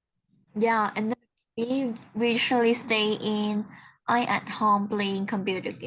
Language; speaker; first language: English; non-native, learner; Vietnamese